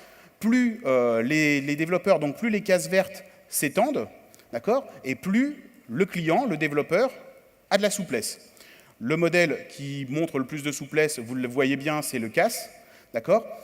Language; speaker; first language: French; native; French